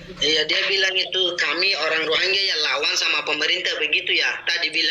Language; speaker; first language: Indonesian; non-native, learner; Rohingya